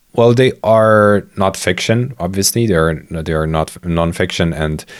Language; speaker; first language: English; non-native, fluent; Polish